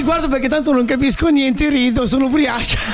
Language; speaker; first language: Italian; native; Italian